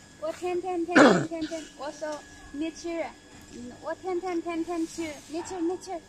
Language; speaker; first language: Chinese; non-native, learner; Nepali